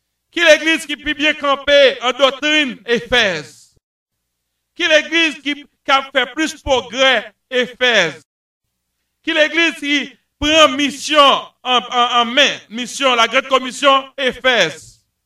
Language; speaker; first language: French; native; French